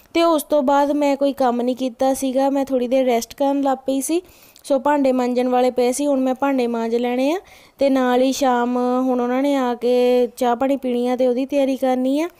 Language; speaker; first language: Punjabi; native; Punjabi